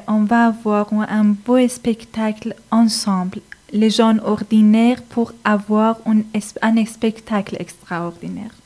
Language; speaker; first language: French; non-native, fluent; Persian